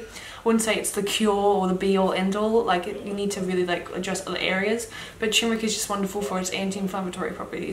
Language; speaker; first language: English; native; English